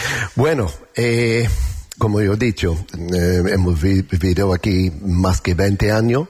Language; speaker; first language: Spanish; non-native, learner; English